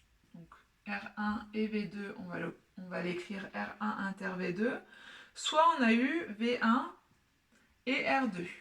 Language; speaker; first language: French; native; French